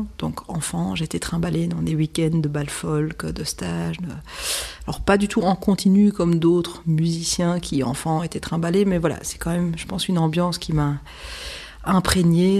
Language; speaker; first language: French; native; French